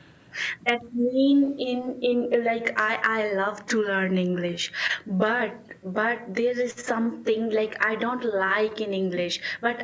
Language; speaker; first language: English; non-native, learner; Urdu